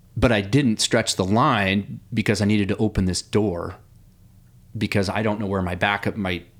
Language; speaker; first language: English; native; English